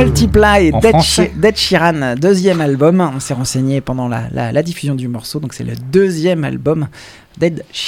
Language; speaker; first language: French; native; French